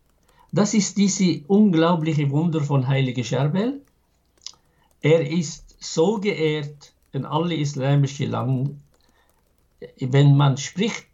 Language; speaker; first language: German; non-native, fluent; Arabic